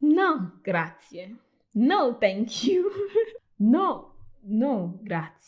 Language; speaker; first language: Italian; non-native, fluent; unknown